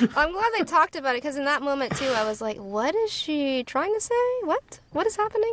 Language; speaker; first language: English; native; English